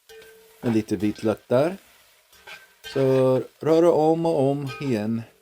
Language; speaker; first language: Swedish; non-native, learner; English